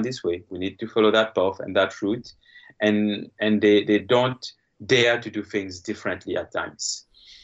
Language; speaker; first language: English; non-native, fluent; Morisyen